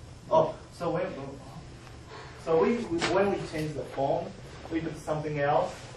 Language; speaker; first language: English; non-native, fluent; Japanese